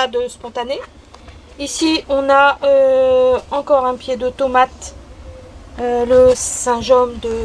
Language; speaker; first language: French; native; French